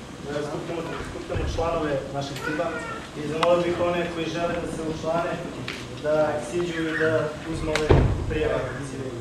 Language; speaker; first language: Serbian; native; Serbian